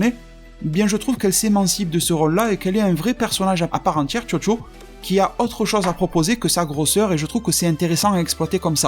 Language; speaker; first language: French; native; French